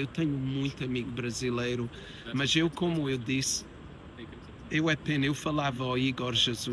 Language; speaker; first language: Portuguese; early bilingual, heritage; English